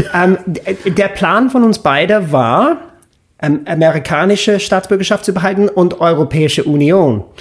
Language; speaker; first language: German; non-native, fluent; English